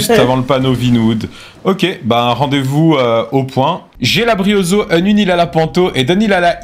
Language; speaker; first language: French; native; French